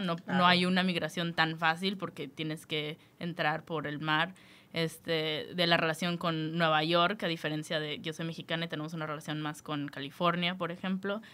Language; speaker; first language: Spanish; native; Spanish